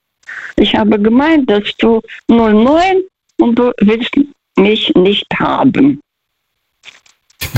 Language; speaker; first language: German; non-native, fluent; Russian